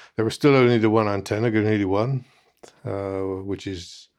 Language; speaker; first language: English; native; English